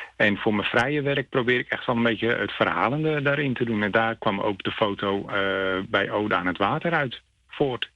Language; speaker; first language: Dutch; native; Dutch